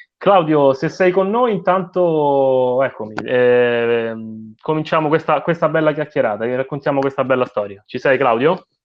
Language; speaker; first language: Italian; native; Italian